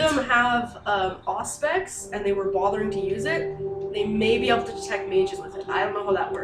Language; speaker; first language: English; native; English